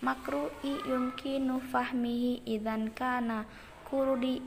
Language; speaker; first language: Arabic; non-native, learner; Indonesian